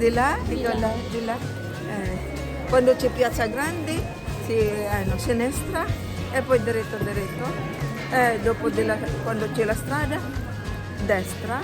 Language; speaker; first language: Italian; non-native, learner; Filipino